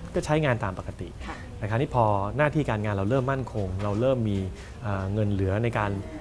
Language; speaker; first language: Thai; native; Thai